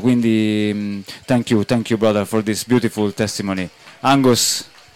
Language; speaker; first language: English; non-native, fluent; Italian